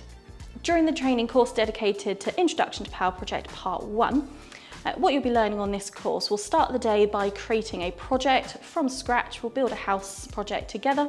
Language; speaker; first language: English; native; English